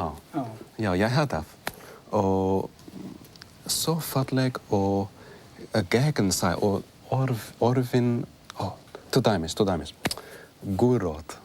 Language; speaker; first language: Icelandic; non-native, learner; English